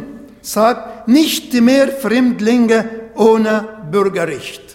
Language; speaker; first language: German; non-native, fluent; Arabic